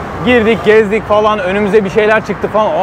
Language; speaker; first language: Turkish; native; Turkish